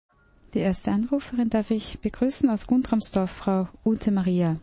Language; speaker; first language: German; native; German